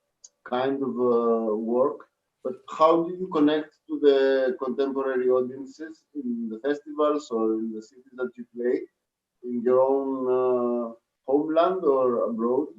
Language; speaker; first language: English; non-native, fluent; Greek